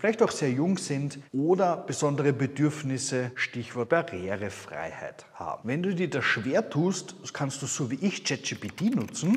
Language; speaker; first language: German; native; German